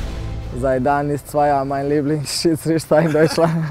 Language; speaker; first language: German; non-native, fluent; Serbian